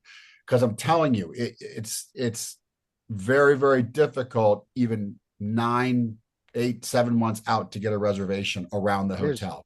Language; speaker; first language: English; native; English